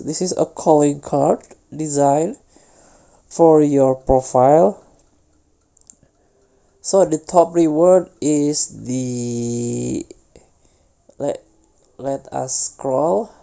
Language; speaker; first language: English; non-native, fluent; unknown